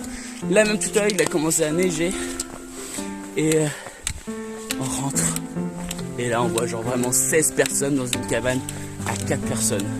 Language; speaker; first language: French; native; French